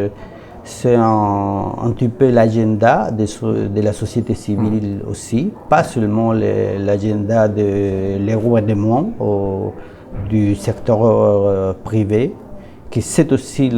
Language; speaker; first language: French; non-native, learner; Spanish